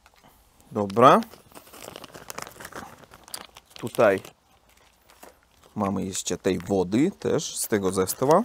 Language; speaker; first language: Polish; non-native, learner; Russian